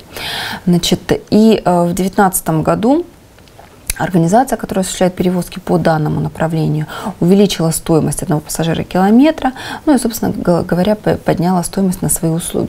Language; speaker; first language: Russian; native; Russian